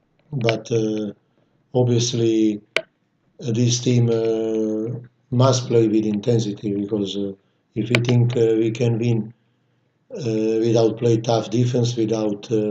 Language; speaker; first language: English; non-native, fluent; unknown